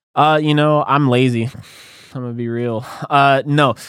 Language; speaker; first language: English; native; English